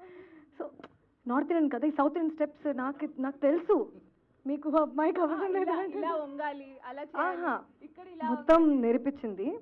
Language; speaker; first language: Telugu; non-native, learner; Hindi